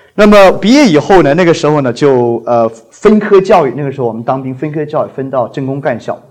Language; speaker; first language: Chinese; non-native, local second language; Cantonese